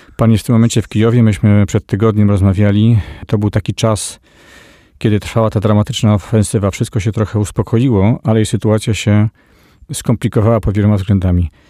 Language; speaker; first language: Polish; native; Polish